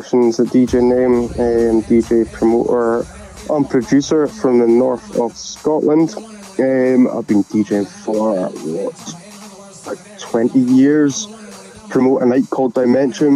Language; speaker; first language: English; native; English